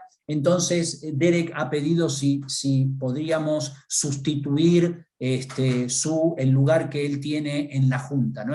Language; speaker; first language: Spanish; native; Spanish